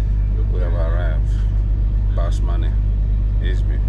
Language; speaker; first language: English; non-native, learner; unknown